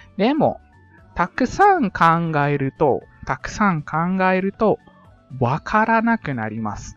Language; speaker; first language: Japanese; non-native, fluent; Filipino